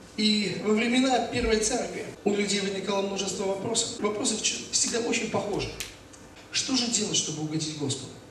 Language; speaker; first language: Russian; native; Russian